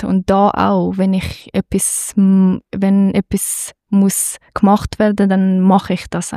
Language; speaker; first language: German; non-native, fluent; Persian